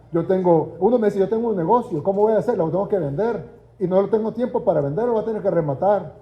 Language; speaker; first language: Spanish; native; Spanish